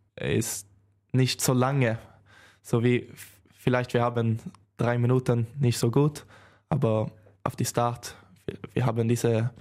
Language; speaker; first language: German; non-native, learner; Swedish